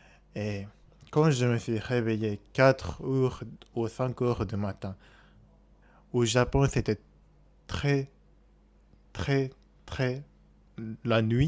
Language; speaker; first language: French; non-native, learner; Japanese